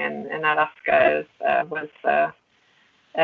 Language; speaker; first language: English; non-native, fluent; German